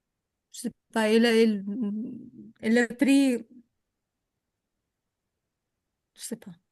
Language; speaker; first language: French; non-native, learner; Ukrainian